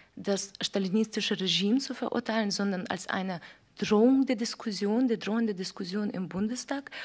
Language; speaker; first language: German; non-native, fluent; Ukrainian